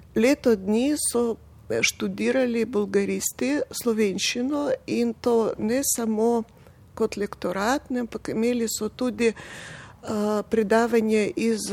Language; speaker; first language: Slovenian; non-native, fluent; Russian